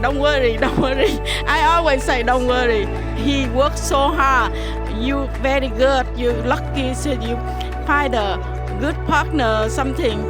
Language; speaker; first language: English; non-native, learner; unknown